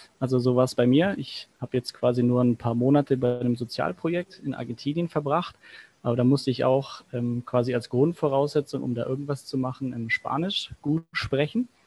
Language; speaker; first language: German; native; German